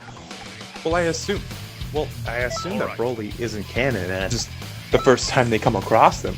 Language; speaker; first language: English; native; English